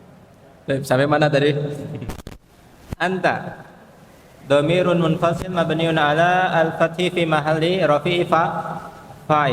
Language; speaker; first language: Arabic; non-native, fluent; Indonesian